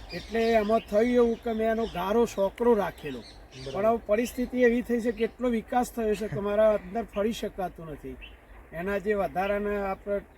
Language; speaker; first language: Gujarati; native; Gujarati